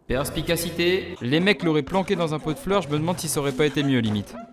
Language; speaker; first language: French; native; French